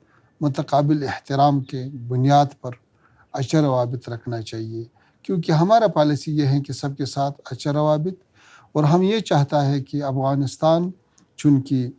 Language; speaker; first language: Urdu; non-native, fluent; Pashto